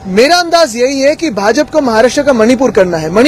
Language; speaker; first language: Hindi; non-native, local second language; Marathi